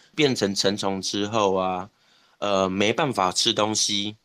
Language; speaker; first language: Chinese; native; Chinese